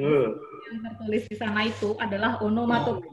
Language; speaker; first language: Indonesian; native; Indonesian